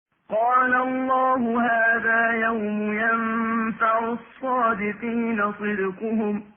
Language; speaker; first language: Arabic; native; Arabic